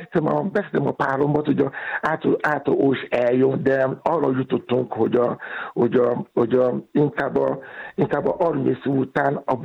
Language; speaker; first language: Hungarian; non-native, learner; Yoruba